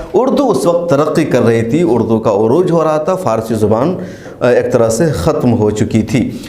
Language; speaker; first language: Urdu; native; Urdu